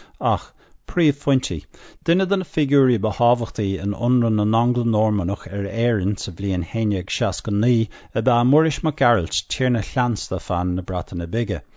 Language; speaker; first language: Irish; non-native, local second language; English